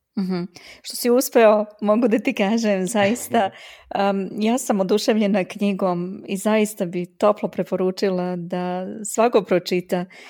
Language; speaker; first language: Serbian; native; Serbian